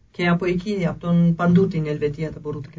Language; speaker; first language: Greek; non-native, learner; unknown